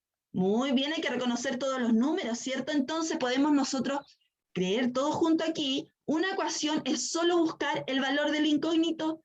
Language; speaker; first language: Spanish; native; Spanish